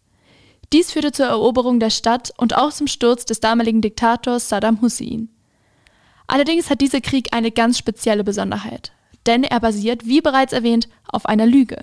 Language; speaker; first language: German; native; German